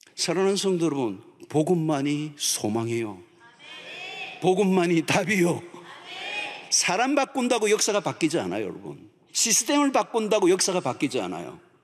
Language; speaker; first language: Korean; native; Korean